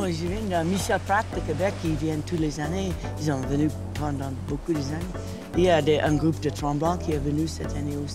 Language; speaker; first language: French; non-native, fluent; English